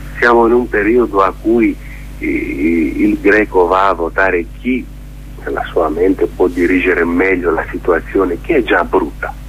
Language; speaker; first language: Italian; non-native, fluent; Greek